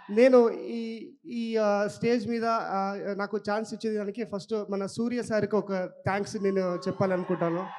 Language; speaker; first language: Telugu; non-native, local second language; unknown